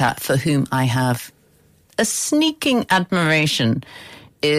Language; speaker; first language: English; native; English